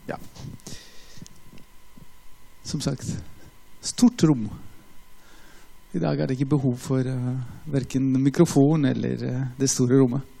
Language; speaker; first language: Norwegian; non-native, fluent; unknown